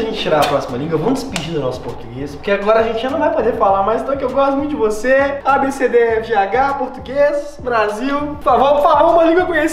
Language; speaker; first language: Portuguese; native; Portuguese